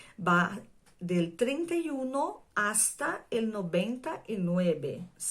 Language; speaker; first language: Spanish; non-native, fluent; Portuguese